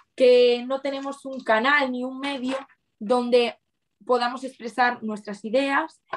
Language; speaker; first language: Spanish; native; Spanish